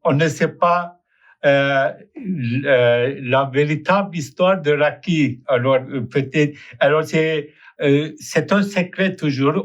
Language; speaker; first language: French; non-native, fluent; Turkish